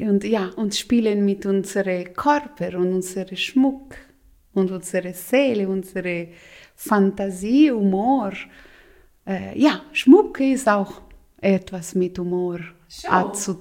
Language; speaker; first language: German; non-native, local second language; Italian